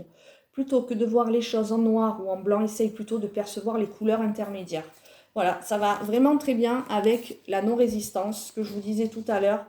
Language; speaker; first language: French; native; French